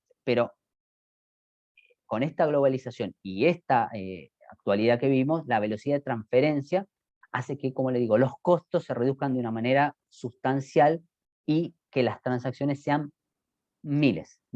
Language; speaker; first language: Spanish; native; Spanish